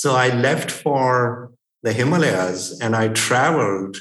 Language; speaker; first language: English; non-native, local second language; Hindi